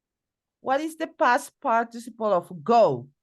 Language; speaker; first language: English; non-native, fluent; Spanish